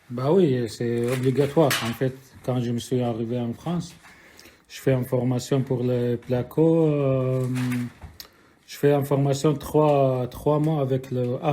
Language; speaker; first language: French; non-native, learner; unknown